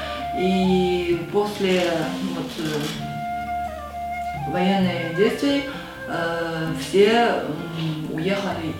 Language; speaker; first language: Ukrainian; non-native, learner; Chinese